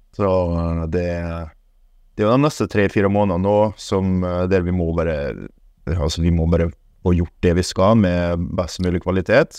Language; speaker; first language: Norwegian; early bilingual, other home language; German